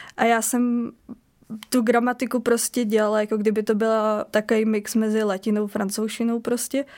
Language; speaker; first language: Czech; native; Czech